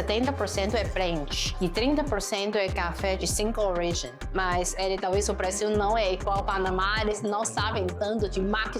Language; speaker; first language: Portuguese; non-native, fluent; Chinese